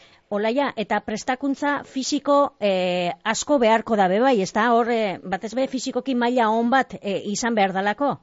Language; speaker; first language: Basque; native; Basque